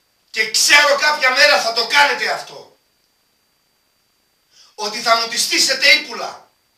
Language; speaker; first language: Greek; non-native, local second language; Romany